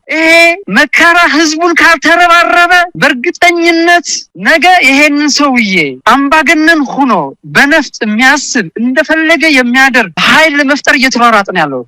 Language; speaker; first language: Amharic; non-native, local second language; Tigrinya